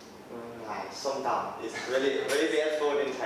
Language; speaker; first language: English; non-native, learner; Thai